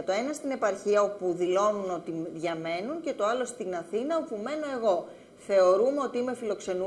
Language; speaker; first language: Greek; native; Greek